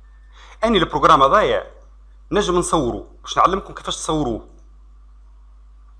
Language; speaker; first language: Arabic; native; Arabic